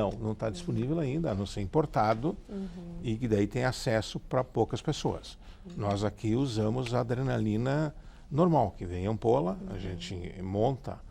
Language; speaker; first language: Portuguese; native; Portuguese